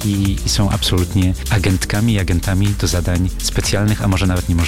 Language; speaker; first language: Polish; native; Polish